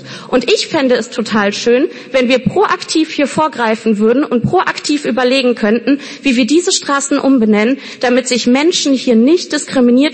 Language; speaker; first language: German; native; German